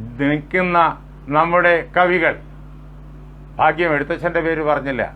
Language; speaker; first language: Malayalam; native; Malayalam